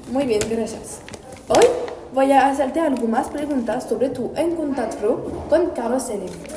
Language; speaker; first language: Spanish; non-native, learner; French